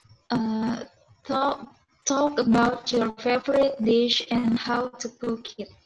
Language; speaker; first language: English; non-native, learner; Indonesian